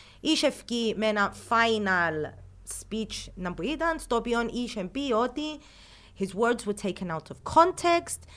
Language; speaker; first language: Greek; early bilingual, heritage; Greek